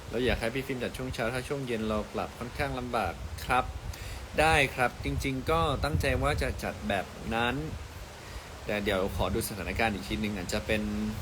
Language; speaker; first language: Thai; native; Thai